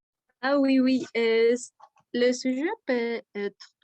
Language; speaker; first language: French; non-native, learner; Spanish